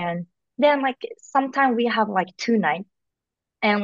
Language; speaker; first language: English; non-native, learner; Japanese